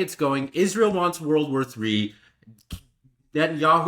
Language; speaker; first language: English; native; English